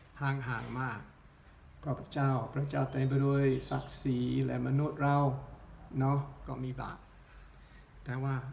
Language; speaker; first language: Thai; non-native, local second language; Northeastern Thai